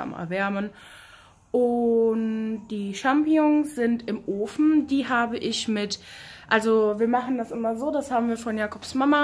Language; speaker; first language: German; native; German